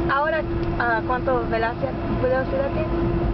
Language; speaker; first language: Spanish; non-native, learner; English